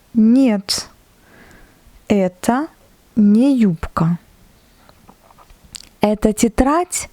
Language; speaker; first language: Russian; non-native, fluent; French